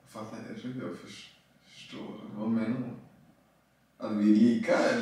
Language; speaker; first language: Swedish; native; Swedish